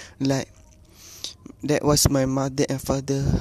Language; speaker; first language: English; non-native, learner; Malay